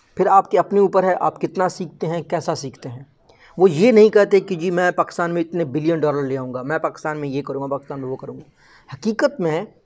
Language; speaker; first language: Urdu; non-native, local second language; Baluchi